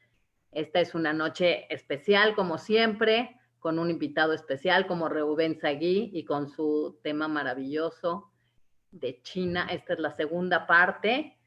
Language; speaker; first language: Spanish; native; Spanish